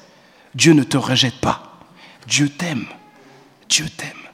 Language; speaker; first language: French; native; French